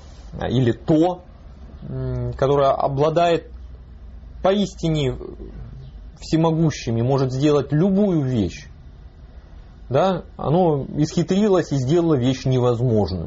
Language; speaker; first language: Russian; native; Russian